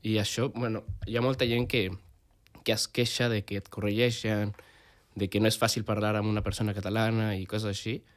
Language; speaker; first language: Catalan; non-native, fluent; Spanish